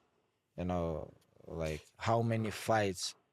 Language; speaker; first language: English; non-native, fluent; Avaric